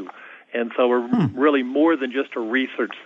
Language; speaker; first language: English; native; English